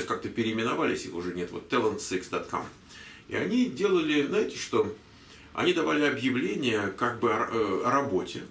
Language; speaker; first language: Russian; native; Russian